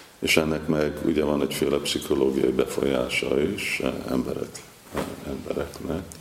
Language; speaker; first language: Hungarian; non-native, fluent; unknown